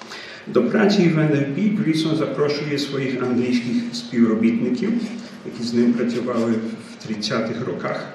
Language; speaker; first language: Ukrainian; early bilingual, heritage; Ukrainian